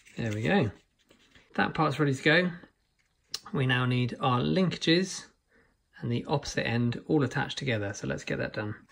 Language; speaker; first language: English; native; English